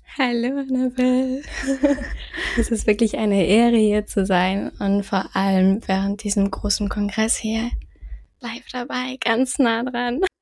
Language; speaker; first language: German; early bilingual, heritage; French